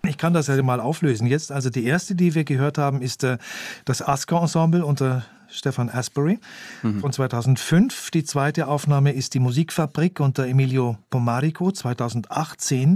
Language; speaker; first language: German; native; German